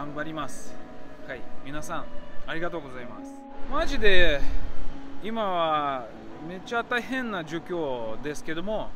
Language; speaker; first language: Japanese; non-native, learner; Russian